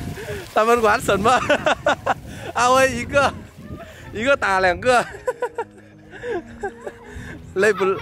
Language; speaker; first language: Chinese; non-native, learner; Vietnamese